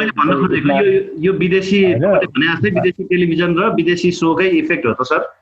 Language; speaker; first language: Nepali; native; Nepali